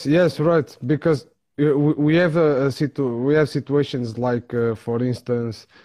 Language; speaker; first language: English; non-native, fluent; Portuguese